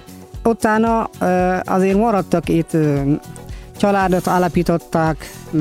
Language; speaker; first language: Hungarian; non-native, fluent; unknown